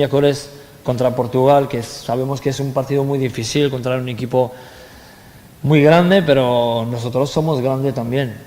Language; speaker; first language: Spanish; non-native, fluent; French